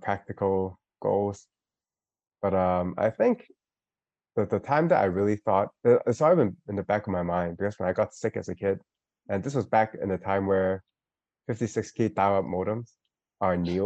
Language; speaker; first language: English; non-native, local second language; Cantonese